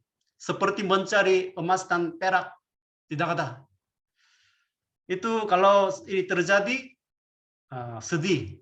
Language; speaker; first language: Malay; non-native, fluent; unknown